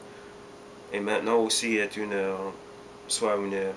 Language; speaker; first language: French; early bilingual, heritage; French